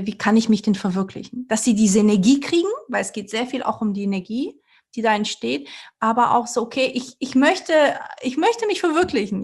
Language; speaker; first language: German; early bilingual, other home language; Portuguese